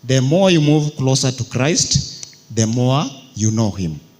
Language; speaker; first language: English; non-native, local second language; Swahili